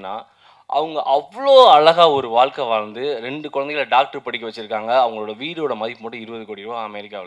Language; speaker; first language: Tamil; native; Tamil